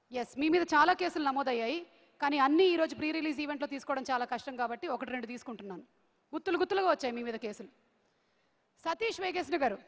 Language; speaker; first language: Telugu; native; Telugu